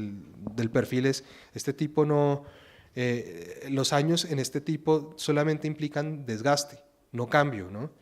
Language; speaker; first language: Spanish; native; Spanish